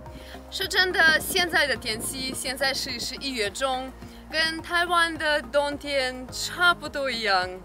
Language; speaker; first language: Chinese; non-native, fluent; Russian